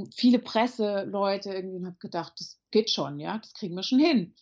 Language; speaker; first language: German; native; German